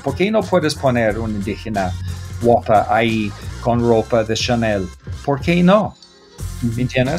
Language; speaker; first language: Spanish; non-native, fluent; English